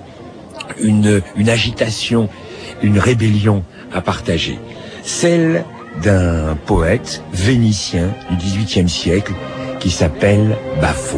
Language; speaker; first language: French; native; French